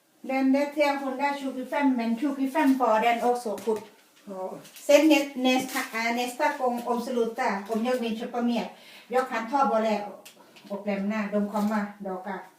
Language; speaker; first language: Swedish; non-native, learner; Thai